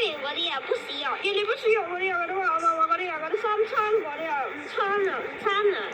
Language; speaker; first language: Cantonese; early bilingual, heritage; Cantonese